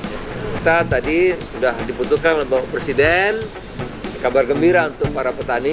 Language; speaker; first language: Indonesian; native; Indonesian